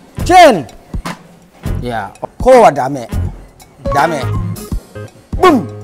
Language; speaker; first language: Japanese; non-native, learner; Thai